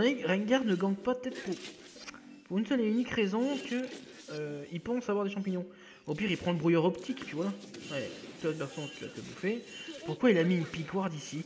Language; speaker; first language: French; native; French